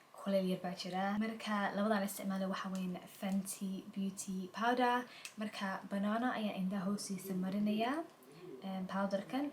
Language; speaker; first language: Somali; early bilingual, heritage; Somali